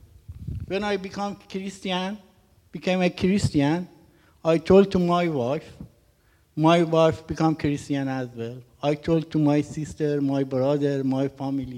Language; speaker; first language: English; non-native, learner; Persian